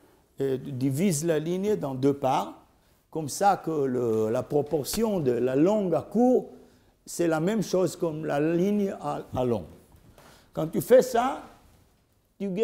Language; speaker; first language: French; non-native, learner; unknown